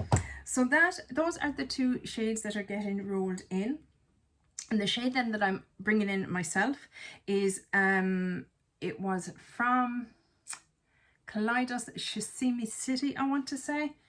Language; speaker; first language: English; native; English